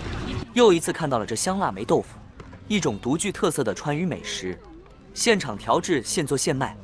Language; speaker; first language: Chinese; native; Chinese